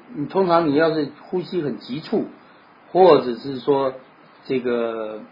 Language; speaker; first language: Chinese; native; Chinese